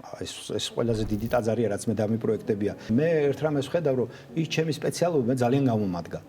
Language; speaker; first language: Georgian; native; Georgian